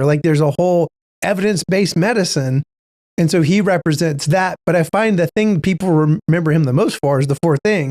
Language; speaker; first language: English; native; English